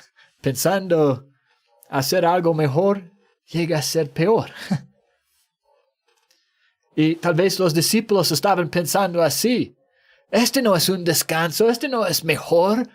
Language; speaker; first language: Spanish; non-native, fluent; English